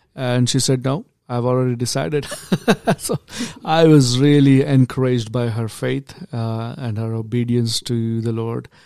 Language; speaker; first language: English; non-native, local second language; Kannada